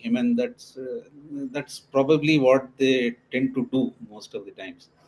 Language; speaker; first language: English; non-native, local second language; Telugu